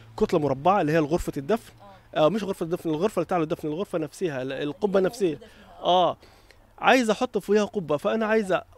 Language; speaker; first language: Egyptian Arabic; native; Egyptian Arabic